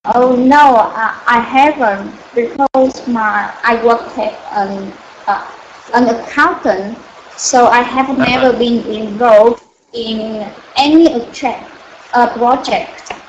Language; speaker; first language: English; non-native, learner; Vietnamese